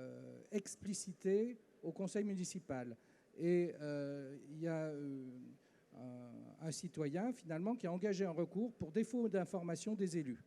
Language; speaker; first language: French; native; French